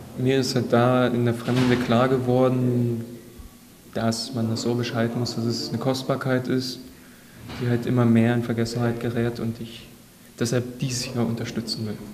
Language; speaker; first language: German; non-native, local second language; Upper Sorbian